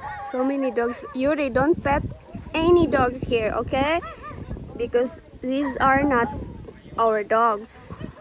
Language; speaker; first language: English; non-native, local second language; Cebuano